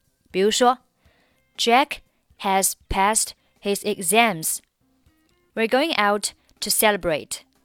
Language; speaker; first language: English; non-native, fluent; Chinese